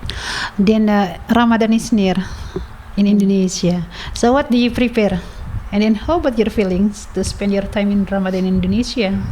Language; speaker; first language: English; non-native, learner; Indonesian